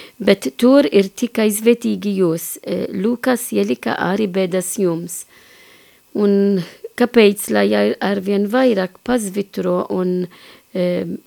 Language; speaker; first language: Latvian; non-native, fluent; Maltese